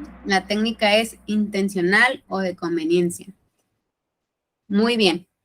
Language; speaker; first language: Spanish; native; Spanish